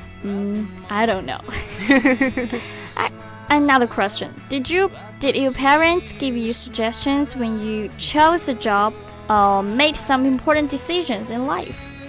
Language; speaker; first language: English; non-native, fluent; Chinese